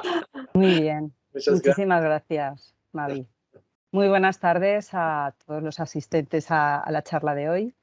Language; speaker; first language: Spanish; native; Spanish